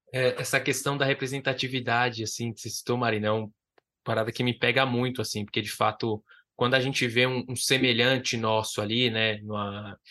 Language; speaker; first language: Portuguese; native; Portuguese